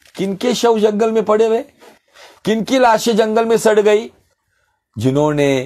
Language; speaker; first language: Hindi; non-native, local second language; Marathi